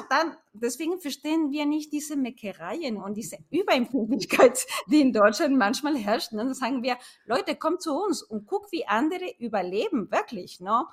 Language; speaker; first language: German; non-native, fluent; Spanish